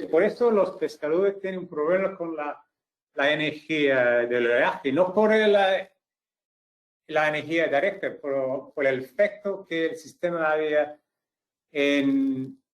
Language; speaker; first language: Spanish; non-native, fluent; English